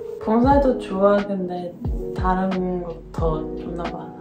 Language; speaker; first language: Korean; non-native, learner; Dutch